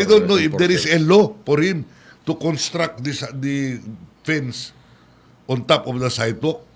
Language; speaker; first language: English; non-native, local second language; Chavacano